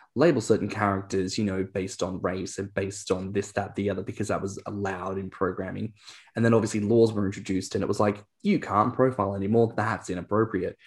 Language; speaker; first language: English; native; English